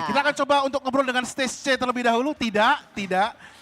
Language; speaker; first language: Indonesian; native; Indonesian